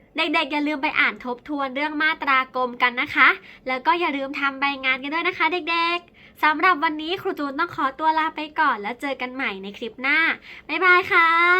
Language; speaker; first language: Thai; native; Thai